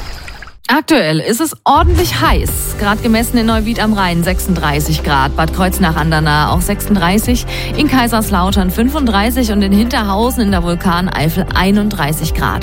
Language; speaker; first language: German; native; German